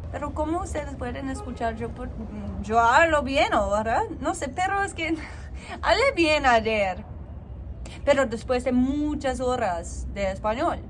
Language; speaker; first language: Spanish; non-native, learner; English